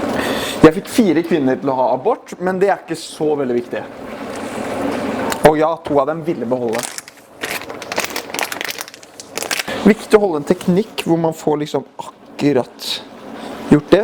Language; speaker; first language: Norwegian; native; Norwegian